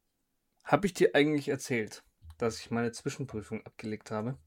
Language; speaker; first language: German; native; German